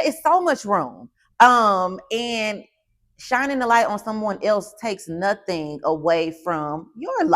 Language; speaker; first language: English; native; English